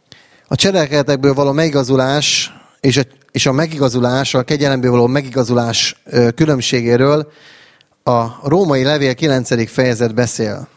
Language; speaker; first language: Hungarian; native; Hungarian